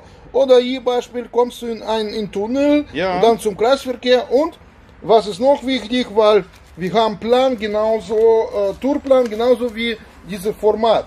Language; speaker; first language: German; non-native, learner; Russian